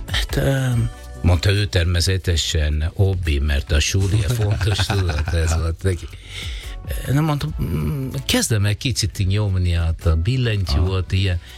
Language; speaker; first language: Hungarian; non-native, learner; Italian